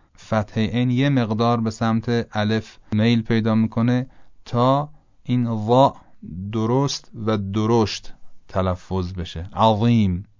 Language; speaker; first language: Persian; native; Persian